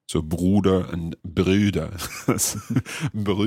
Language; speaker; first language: German; non-native, learner; English